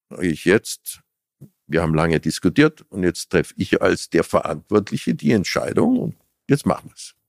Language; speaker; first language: German; native; German